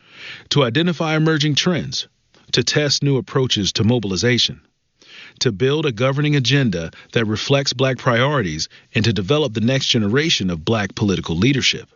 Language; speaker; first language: English; native; English